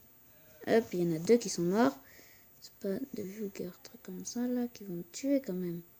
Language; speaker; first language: French; native; French